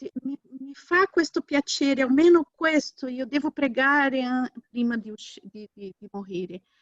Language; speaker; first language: Italian; non-native, fluent; Portuguese